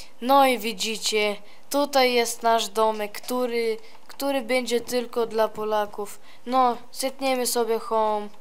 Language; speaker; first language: Polish; early bilingual, heritage; Polish